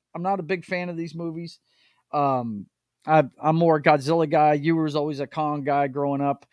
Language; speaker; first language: English; native; English